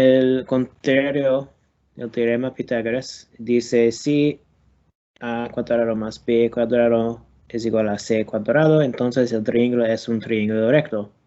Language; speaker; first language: Spanish; non-native, learner; English